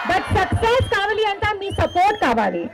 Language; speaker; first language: Telugu; non-native, learner; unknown